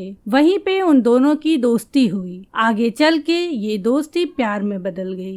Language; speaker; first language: Hindi; native; Hindi